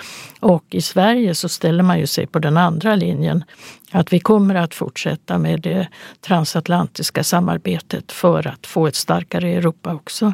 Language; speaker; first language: Swedish; native; Swedish